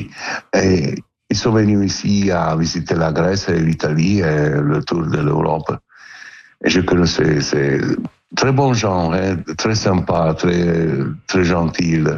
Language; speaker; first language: French; non-native, learner; Italian